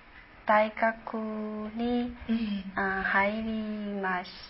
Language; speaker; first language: Japanese; non-native, learner; Chinese